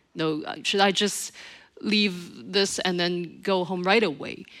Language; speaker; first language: English; native; English